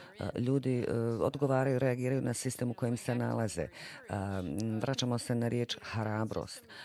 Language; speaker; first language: Bosnian; non-native, fluent; English